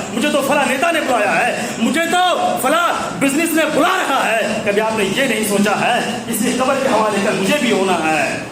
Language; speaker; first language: Urdu; native; Urdu